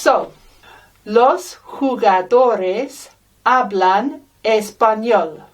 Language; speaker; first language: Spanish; non-native, fluent; English